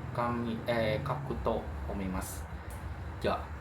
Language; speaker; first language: Japanese; non-native, learner; Indonesian